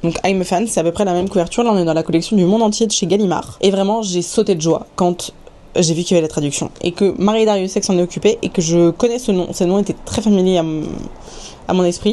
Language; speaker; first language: French; native; French